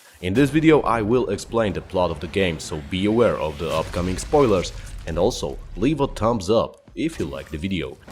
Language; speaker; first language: English; non-native, fluent; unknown